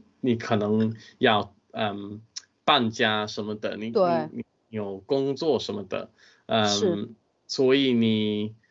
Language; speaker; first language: Chinese; non-native, fluent; English